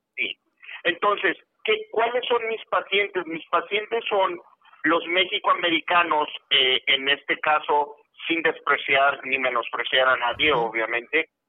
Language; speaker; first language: Spanish; non-native, fluent; Haitian Creole